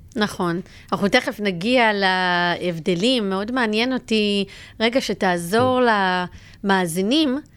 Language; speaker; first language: Hebrew; native; Hebrew